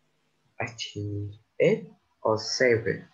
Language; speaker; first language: English; non-native, learner; Vietnamese